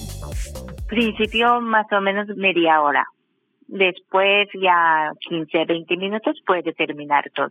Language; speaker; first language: Spanish; non-native, learner; Japanese